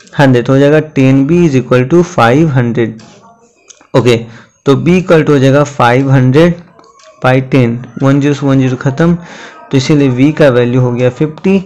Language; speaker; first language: Hindi; native; Hindi